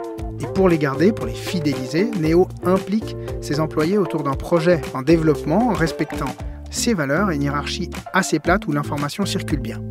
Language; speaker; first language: French; native; French